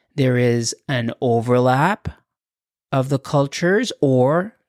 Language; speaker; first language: English; non-native, fluent; Spanish